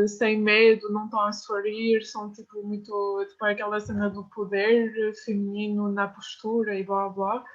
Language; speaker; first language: Portuguese; non-native, fluent; French